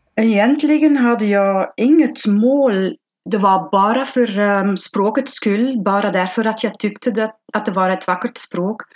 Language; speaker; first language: Swedish; non-native, learner; Dutch